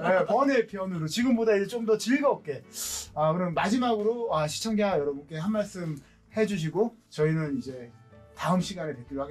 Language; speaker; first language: Korean; native; Korean